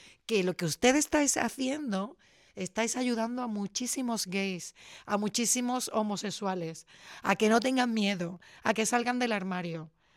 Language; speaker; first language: Spanish; native; Spanish